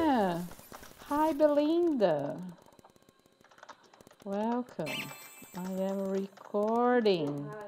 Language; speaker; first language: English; non-native, learner; Portuguese